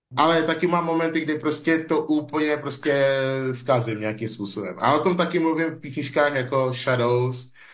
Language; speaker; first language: Czech; non-native, fluent; English